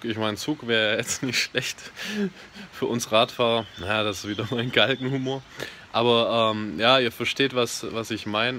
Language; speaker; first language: German; native; German